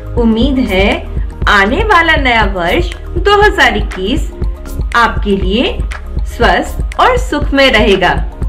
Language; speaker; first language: Hindi; native; Hindi